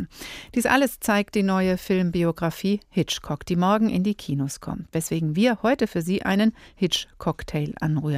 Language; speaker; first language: German; native; German